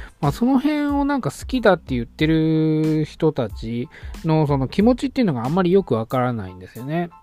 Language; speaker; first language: Japanese; native; Japanese